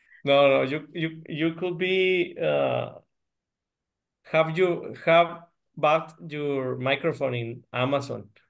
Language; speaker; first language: English; non-native, learner; Spanish